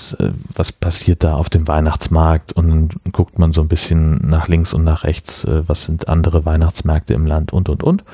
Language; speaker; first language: German; native; German